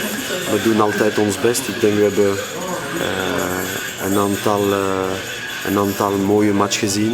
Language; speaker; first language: Dutch; non-native, local second language; French